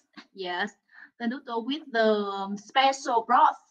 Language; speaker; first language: English; non-native, learner; Vietnamese